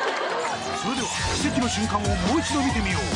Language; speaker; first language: Japanese; native; Japanese